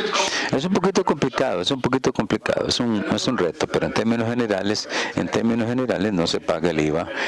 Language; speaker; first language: Spanish; non-native, fluent; German